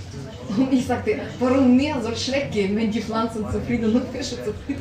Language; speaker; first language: German; non-native, learner; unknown